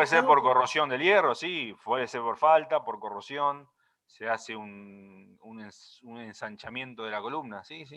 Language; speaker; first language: Spanish; native; Spanish